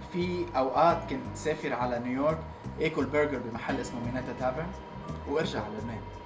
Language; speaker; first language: Arabic; early bilingual, heritage; Arabic